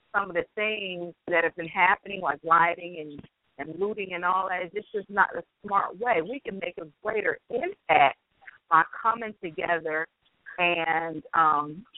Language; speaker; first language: English; native; English